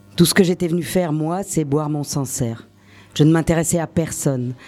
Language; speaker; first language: French; native; French